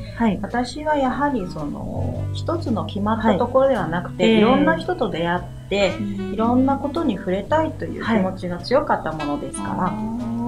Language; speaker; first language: Japanese; native; Japanese